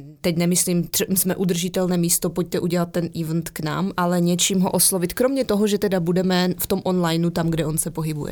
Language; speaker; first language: Czech; native; Czech